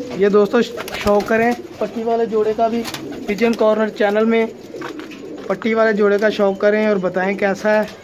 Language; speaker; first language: Urdu; non-native, local second language; Punjabi